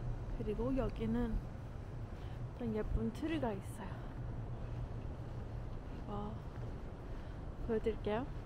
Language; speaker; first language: Korean; non-native, fluent; Persian